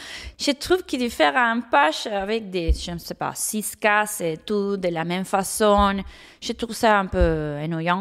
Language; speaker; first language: French; non-native, fluent; Spanish